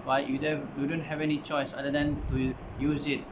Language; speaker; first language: English; non-native, local second language; Malay